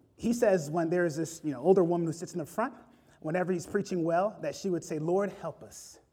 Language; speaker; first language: English; native; English